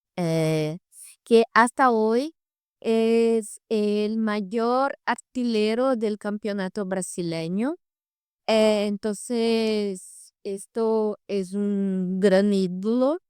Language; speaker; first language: Spanish; non-native, fluent; Portuguese